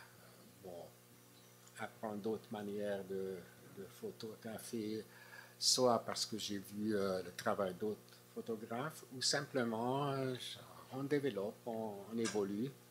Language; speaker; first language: French; non-native, fluent; Hungarian